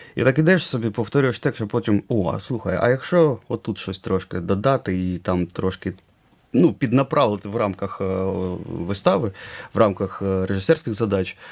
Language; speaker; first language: Ukrainian; native; Ukrainian